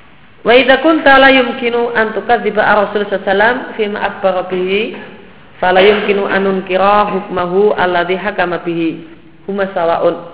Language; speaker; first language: Arabic; non-native, fluent; Indonesian